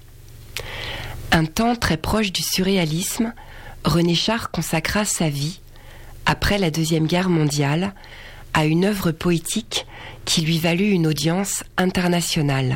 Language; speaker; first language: French; native; French